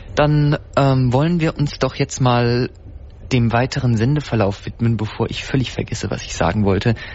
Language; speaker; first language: German; native; German